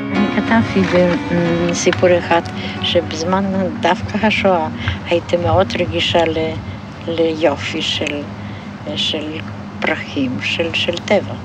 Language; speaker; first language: Hebrew; non-native, fluent; Polish